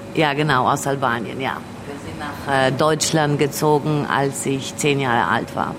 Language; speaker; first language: German; early bilingual, other home language; Albanian